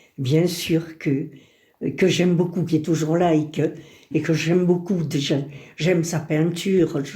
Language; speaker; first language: French; early bilingual, other home language; Spanish